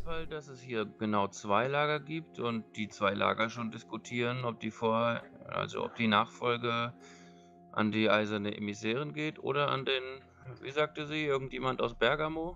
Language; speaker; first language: German; native; German